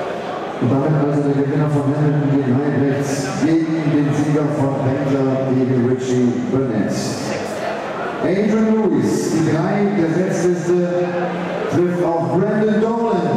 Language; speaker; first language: German; native; German